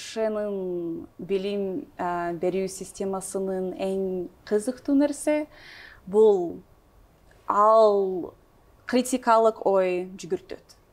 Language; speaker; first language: Kyrgyz; non-native, learner; English